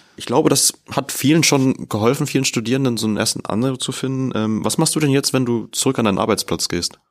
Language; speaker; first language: German; native; German